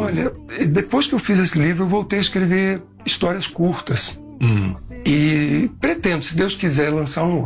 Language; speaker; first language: Portuguese; native; Portuguese